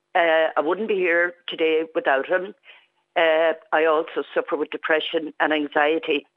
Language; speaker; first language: English; native; English